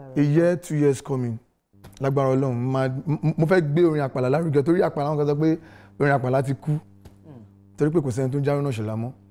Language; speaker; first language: Yoruba; non-native, local second language; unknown